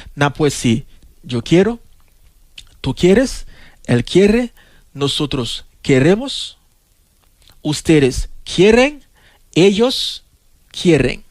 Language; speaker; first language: Spanish; non-native, fluent; Haitian Creole